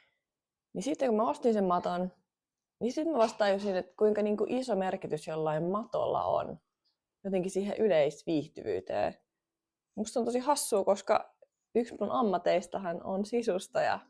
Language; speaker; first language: Finnish; native; Finnish